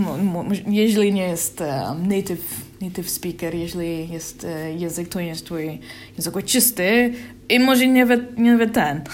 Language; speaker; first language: Polish; non-native, learner; English